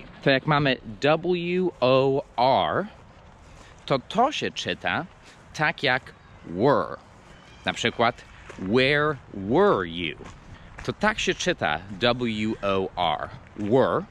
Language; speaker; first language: Polish; non-native, fluent; English